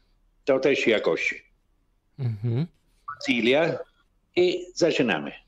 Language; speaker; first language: Polish; non-native, learner; Italian